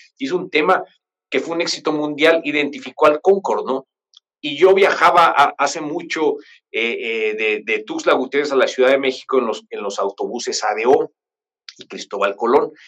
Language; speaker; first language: Spanish; native; Spanish